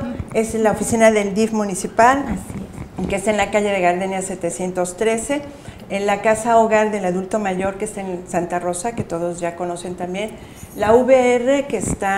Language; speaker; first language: Spanish; native; Spanish